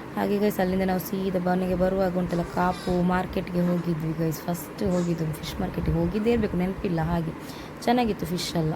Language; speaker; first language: Kannada; non-native, local second language; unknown